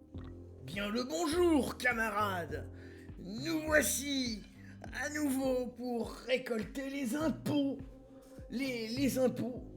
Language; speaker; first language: French; native; French